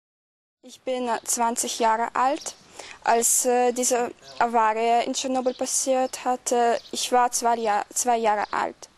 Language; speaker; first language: German; non-native, learner; Russian